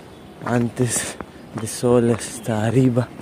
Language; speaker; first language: Spanish; non-native, learner; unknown